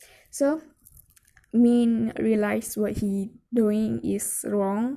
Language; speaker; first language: English; non-native, local second language; Malay